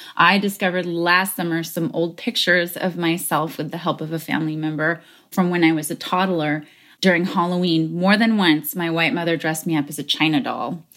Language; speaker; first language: English; native; English